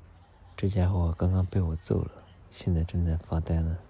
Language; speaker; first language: Chinese; native; Chinese